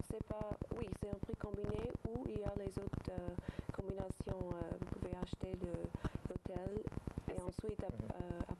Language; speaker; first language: French; non-native, learner; English